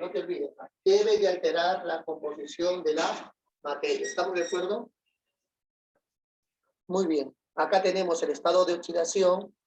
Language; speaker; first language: Spanish; native; Spanish